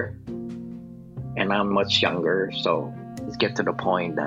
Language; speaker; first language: English; non-native, fluent; Vietnamese